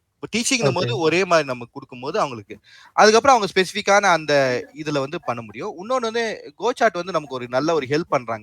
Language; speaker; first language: Tamil; native; Tamil